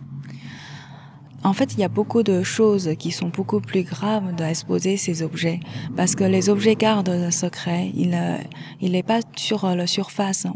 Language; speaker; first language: French; non-native, fluent; Chinese